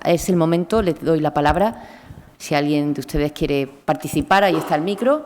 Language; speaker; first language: Spanish; native; Spanish